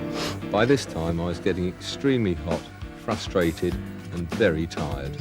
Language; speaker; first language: English; native; English